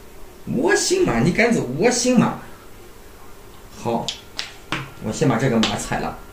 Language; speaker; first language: Chinese; native; Chinese